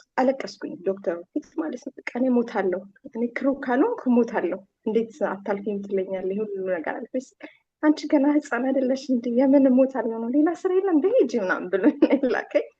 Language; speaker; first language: Amharic; native; Amharic